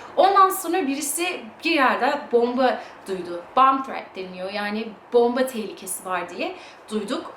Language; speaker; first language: Turkish; early bilingual, heritage; English